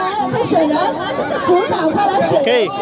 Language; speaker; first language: Chinese; native; Chinese